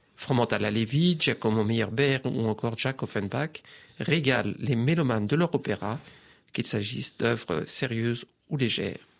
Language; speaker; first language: French; native; French